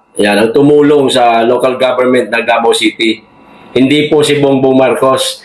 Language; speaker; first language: Filipino; non-native, local second language; Cebuano